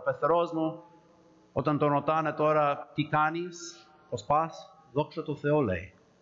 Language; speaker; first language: Greek; early bilingual, heritage; Greek